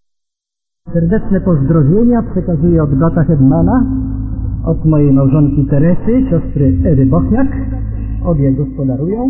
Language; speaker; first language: Polish; native; Polish